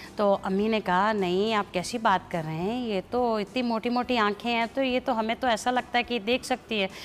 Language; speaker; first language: Urdu; native; Urdu